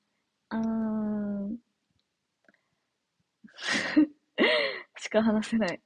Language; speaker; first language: Japanese; native; Japanese